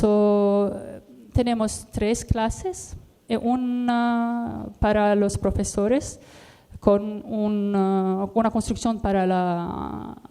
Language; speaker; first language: Spanish; non-native, learner; Arabic